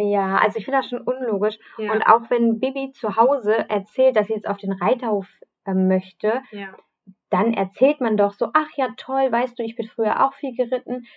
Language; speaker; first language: German; native; German